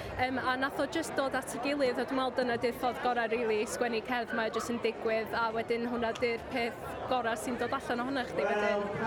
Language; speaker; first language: Welsh; non-native, local second language; English